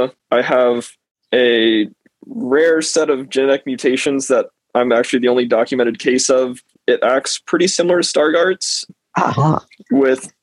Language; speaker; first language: English; native; English